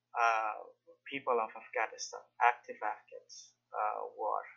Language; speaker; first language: English; non-native, fluent; Persian